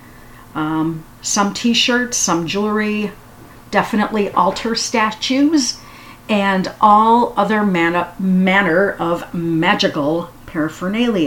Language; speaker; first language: English; native; English